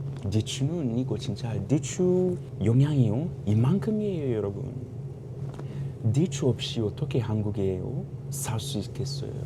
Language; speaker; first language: Korean; non-native, fluent; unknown